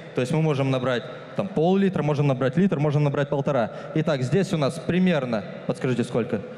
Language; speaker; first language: Russian; native; Russian